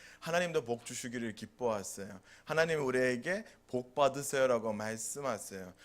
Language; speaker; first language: Korean; non-native, fluent; Turkish